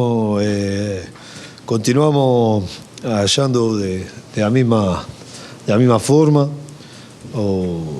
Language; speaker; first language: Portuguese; non-native, learner; Spanish